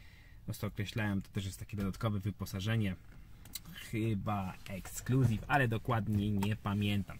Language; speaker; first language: Polish; native; Polish